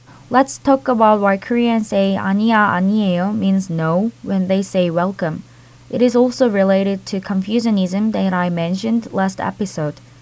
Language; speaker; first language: English; non-native, fluent; Korean